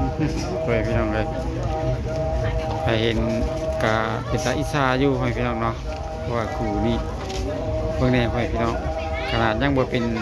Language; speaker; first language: Thai; non-native, local second language; Lao